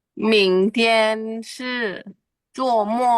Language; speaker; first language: Chinese; non-native, learner; Indonesian